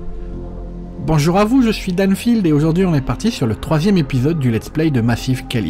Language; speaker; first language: French; native; French